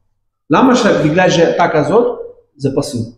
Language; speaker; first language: Hebrew; non-native, fluent; Russian